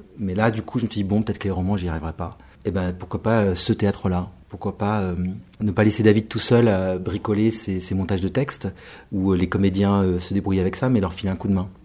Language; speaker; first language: French; native; French